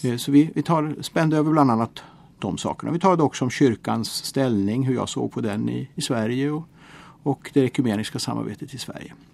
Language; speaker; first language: Swedish; native; Swedish